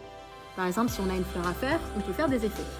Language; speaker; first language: French; native; French